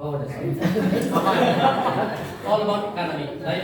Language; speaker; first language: English; non-native, fluent; Indonesian